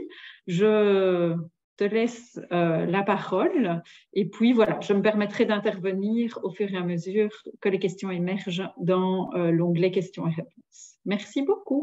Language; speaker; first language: French; native; French